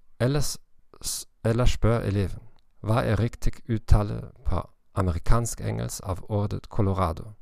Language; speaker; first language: Norwegian; non-native, learner; German